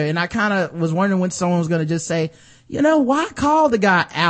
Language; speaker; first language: English; native; English